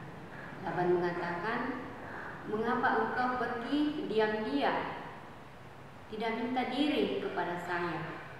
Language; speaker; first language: Indonesian; native; Indonesian